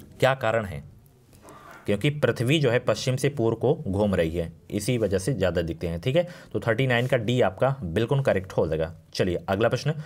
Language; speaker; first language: Hindi; native; Hindi